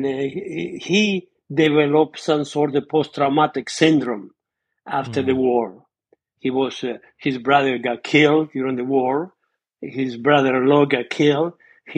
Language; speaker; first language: English; non-native, fluent; Spanish